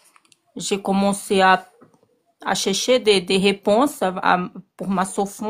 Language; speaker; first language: French; non-native, learner; Portuguese